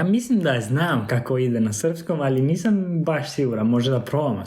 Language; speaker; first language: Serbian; non-native, fluent; Spanish